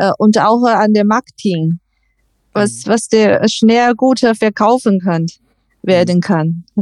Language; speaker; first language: German; non-native, learner; Chinese